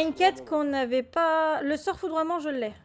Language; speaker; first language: French; native; French